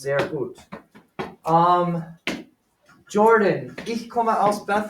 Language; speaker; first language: German; non-native, fluent; English